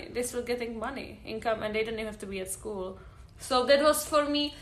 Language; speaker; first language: English; non-native, fluent; Czech